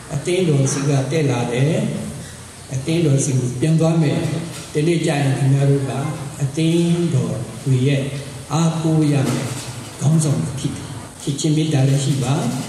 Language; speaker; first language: Burmese; non-native, local second language; S'gaw Karen